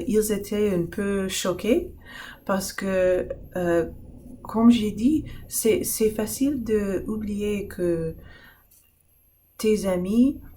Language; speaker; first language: French; non-native, fluent; English